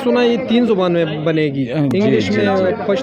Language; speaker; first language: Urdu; non-native, local second language; Pashto